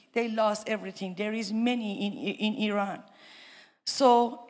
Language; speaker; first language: English; non-native, learner; Persian